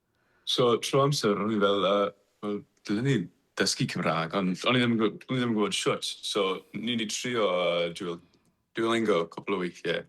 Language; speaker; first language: Welsh; non-native, learner; English